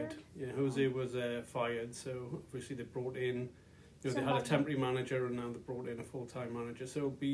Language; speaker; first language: English; native; English